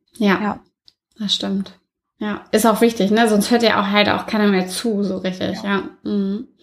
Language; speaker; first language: German; native; German